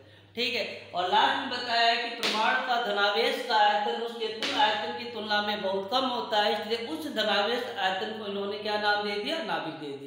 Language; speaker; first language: Hindi; native; Hindi